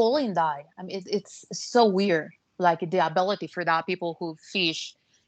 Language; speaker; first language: English; non-native, fluent; Spanish